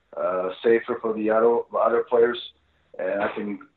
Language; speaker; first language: English; non-native, fluent; Czech